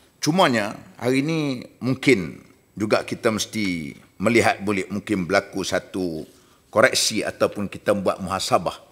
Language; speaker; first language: Malay; native; Malay